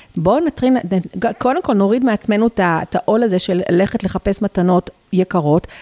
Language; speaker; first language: Hebrew; early bilingual, other home language; Spanish